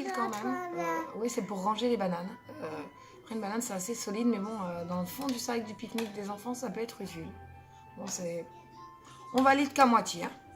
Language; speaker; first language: French; native; French